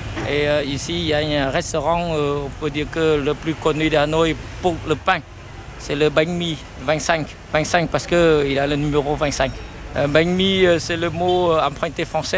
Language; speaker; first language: French; non-native, fluent; Vietnamese